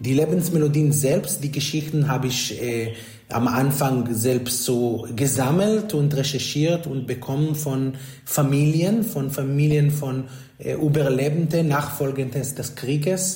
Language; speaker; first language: German; non-native, learner; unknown